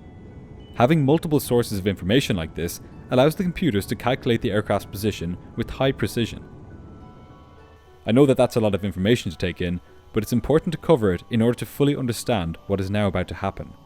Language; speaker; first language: English; native; English